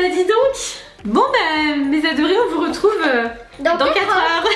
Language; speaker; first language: French; native; French